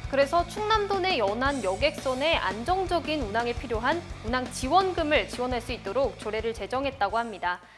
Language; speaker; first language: Korean; native; Korean